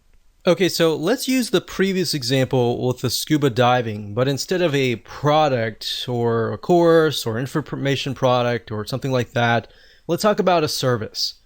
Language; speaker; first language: English; native; English